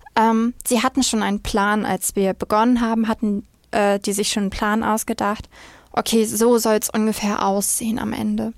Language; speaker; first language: German; native; German